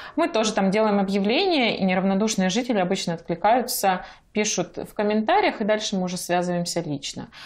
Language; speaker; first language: Russian; native; Russian